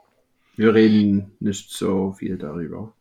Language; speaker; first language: German; non-native, fluent; English